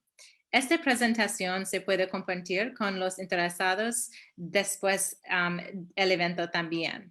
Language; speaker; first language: Spanish; early bilingual, heritage; Spanish